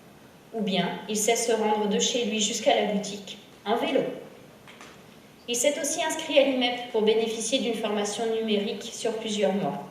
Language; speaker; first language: French; native; French